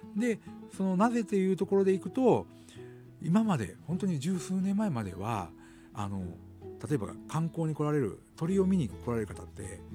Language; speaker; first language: Japanese; native; Japanese